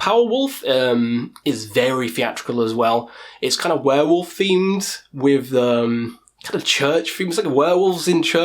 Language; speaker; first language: English; native; English